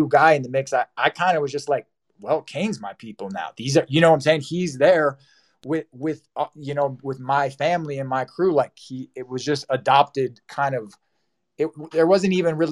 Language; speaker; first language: English; native; English